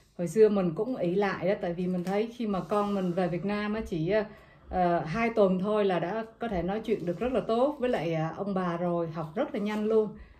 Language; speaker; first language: Vietnamese; native; Vietnamese